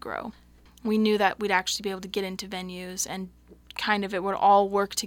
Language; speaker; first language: English; native; English